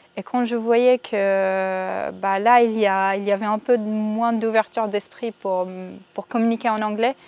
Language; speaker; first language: French; non-native, fluent; Arabic